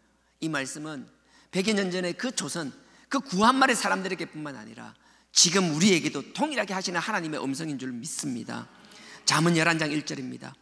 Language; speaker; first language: Korean; native; Korean